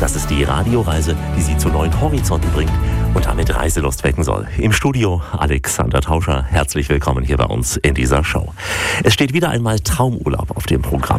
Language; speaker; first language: German; native; German